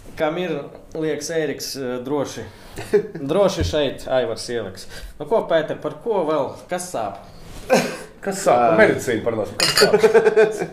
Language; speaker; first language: Latvian; native; Latvian